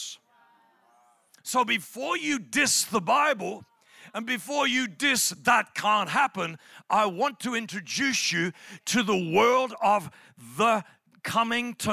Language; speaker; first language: English; native; English